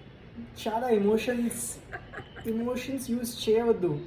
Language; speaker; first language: Telugu; non-native, learner; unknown